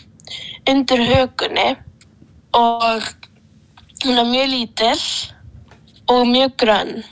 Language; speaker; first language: Icelandic; early bilingual, other home language; Polish